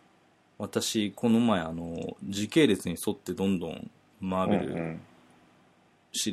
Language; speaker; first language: Japanese; native; Japanese